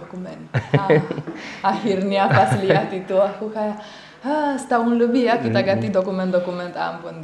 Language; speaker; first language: Indonesian; non-native, fluent; Romanian